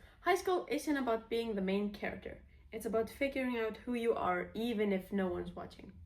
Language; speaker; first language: English; non-native, learner; Icelandic